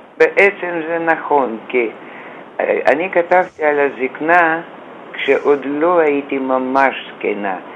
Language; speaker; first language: Hebrew; non-native, fluent; Russian